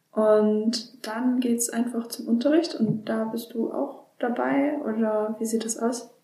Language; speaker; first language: German; native; German